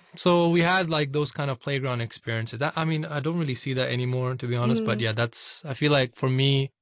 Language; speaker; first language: English; non-native, local second language; Urdu